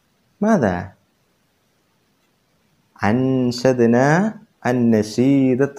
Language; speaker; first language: Arabic; non-native, fluent; Malayalam